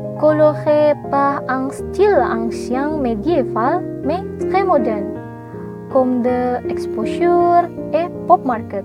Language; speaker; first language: French; non-native, learner; Indonesian